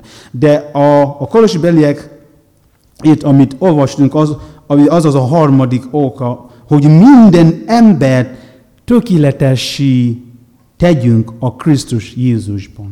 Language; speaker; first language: Hungarian; non-native, learner; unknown